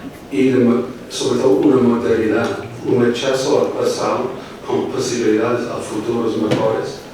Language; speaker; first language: Spanish; non-native, fluent; English